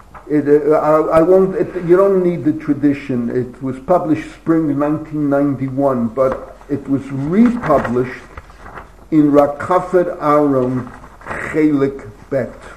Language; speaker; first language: English; native; English